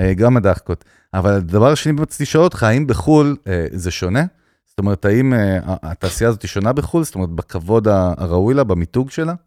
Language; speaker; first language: Hebrew; native; Hebrew